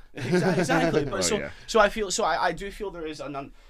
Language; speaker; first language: English; native; English